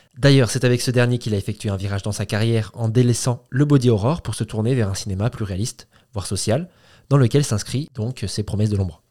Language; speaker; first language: French; native; French